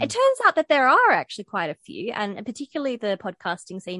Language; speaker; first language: English; native; English